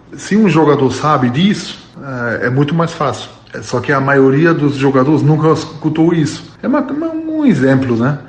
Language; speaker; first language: Portuguese; non-native, fluent; German